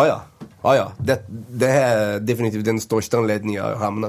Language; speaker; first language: Swedish; non-native, fluent; Portuguese